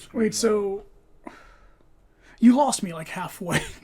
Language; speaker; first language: English; native; English